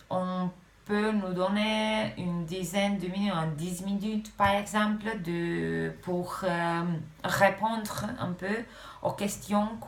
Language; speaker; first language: French; non-native, fluent; Romanian